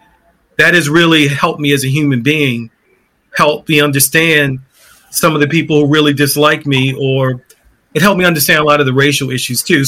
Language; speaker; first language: English; native; English